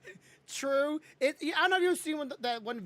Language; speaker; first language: English; native; English